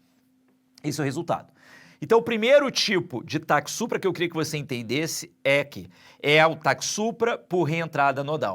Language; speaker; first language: Portuguese; native; Portuguese